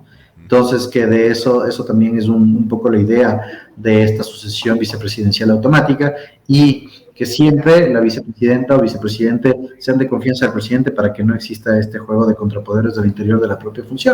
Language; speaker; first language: Spanish; native; Spanish